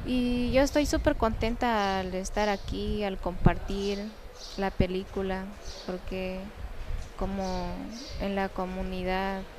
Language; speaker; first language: Spanish; non-native, local second language; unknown